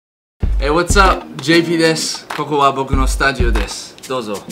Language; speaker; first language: Japanese; non-native, fluent; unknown